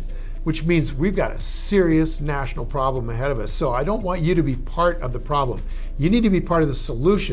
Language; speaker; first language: English; native; English